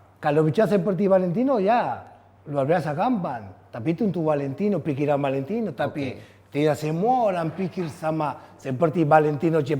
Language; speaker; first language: Indonesian; non-native, fluent; Spanish